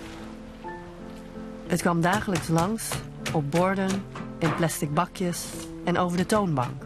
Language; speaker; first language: Dutch; early bilingual, other home language; Cantonese